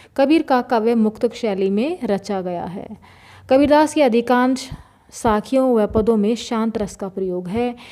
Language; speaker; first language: Hindi; native; Hindi